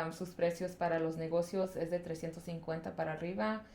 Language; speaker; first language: Spanish; early bilingual, heritage; Spanish